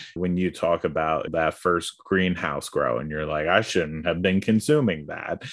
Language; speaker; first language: English; native; English